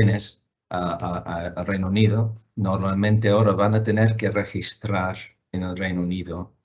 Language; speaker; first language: Spanish; non-native, fluent; English